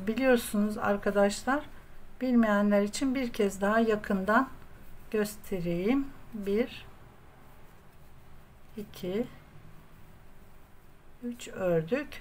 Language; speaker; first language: Turkish; native; Turkish